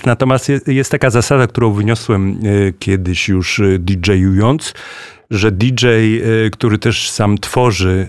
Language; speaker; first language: Polish; native; Polish